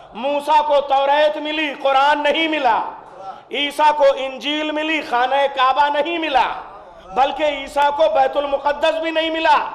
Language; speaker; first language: Hindi; native; Hindi